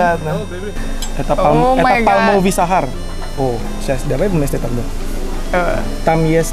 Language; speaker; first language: Russian; non-native, fluent; Indonesian